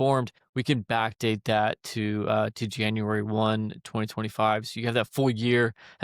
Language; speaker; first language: English; native; English